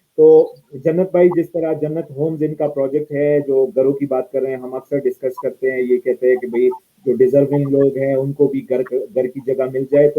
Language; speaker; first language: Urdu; non-native, local second language; Pashto